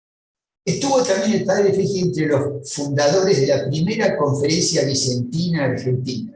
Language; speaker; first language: Spanish; native; Spanish